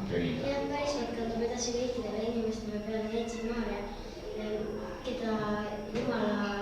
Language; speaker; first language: Estonian; non-native, learner; English